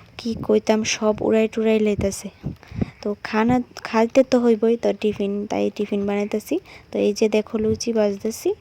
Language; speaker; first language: Bangla; native; Bangla